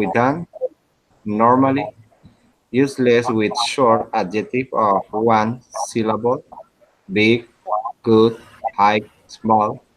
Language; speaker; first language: English; non-native, learner; Spanish